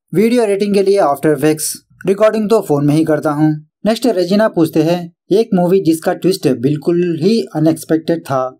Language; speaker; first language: Hindi; non-native, local second language; Urdu